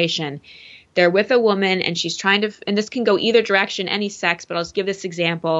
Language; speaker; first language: English; native; English